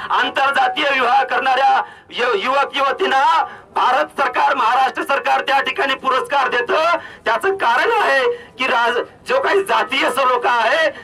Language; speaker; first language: Marathi; non-native, local second language; Lambadi